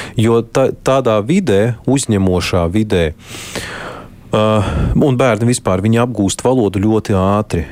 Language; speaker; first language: Latvian; native; Latvian